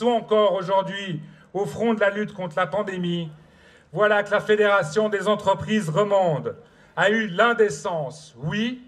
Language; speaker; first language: French; native; French